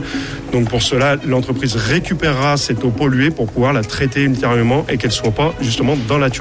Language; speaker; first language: French; native; French